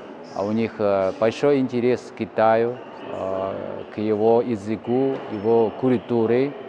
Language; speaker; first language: Russian; non-native, fluent; Chinese